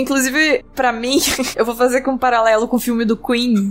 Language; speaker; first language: Portuguese; native; Portuguese